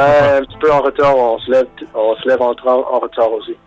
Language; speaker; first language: French; non-native, fluent; English